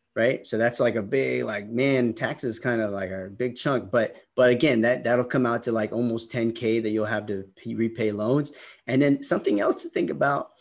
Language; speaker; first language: English; native; English